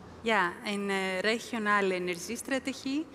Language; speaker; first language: Dutch; non-native, fluent; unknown